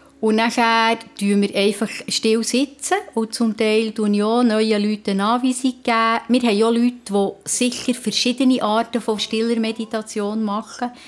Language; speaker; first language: German; native; German